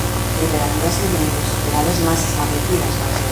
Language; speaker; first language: Spanish; native; Spanish